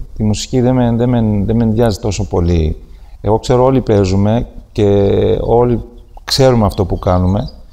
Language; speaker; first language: Greek; non-native, fluent; Armenian